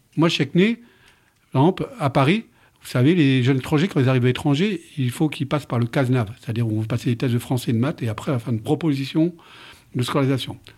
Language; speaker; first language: French; native; French